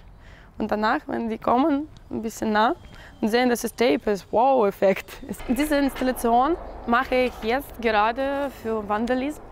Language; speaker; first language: German; non-native, learner; Russian